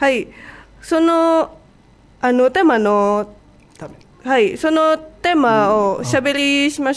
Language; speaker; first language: Japanese; non-native, fluent; Indonesian